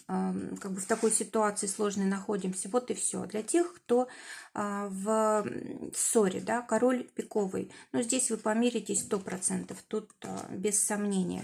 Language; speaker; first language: Russian; native; Russian